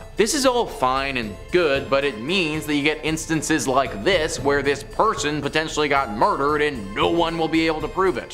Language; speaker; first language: English; native; English